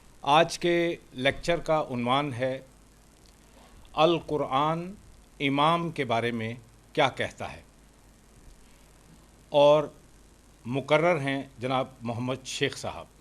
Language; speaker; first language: Urdu; native; Urdu